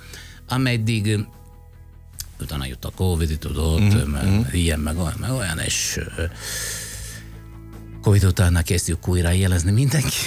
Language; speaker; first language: Hungarian; non-native, fluent; Italian